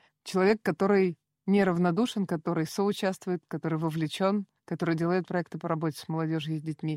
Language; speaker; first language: Russian; native; Russian